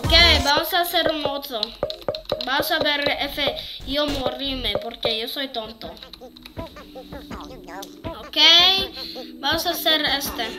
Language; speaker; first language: Spanish; early bilingual, heritage; English